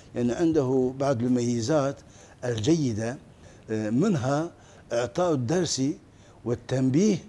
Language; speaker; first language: Arabic; non-native, fluent; Turkish